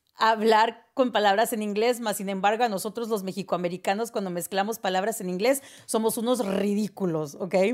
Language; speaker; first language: Spanish; early bilingual, heritage; Spanish